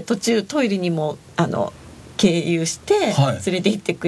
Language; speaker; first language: Japanese; native; Japanese